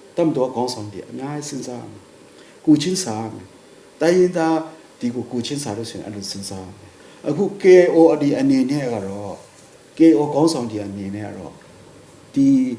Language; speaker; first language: Burmese; non-native, local second language; Kachin